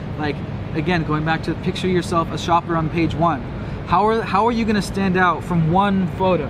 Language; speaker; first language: English; native; English